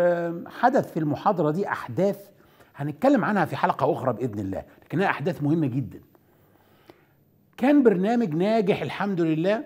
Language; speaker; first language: Arabic; native; Arabic